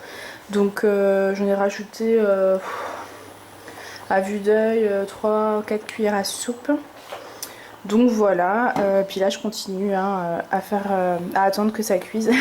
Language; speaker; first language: French; native; French